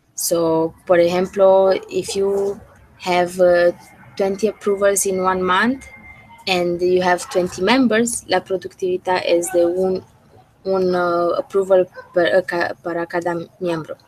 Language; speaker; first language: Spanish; non-native, learner; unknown